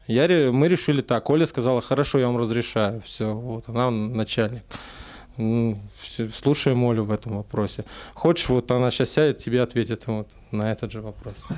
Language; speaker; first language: Russian; native; Russian